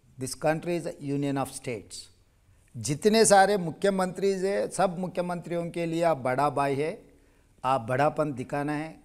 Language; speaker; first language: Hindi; non-native, local second language; Telugu